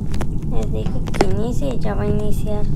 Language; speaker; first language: Spanish; native; Spanish